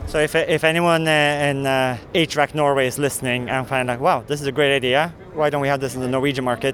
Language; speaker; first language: English; non-native, fluent; Norwegian